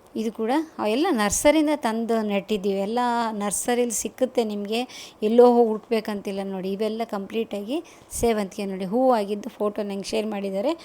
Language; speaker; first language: Kannada; native; Kannada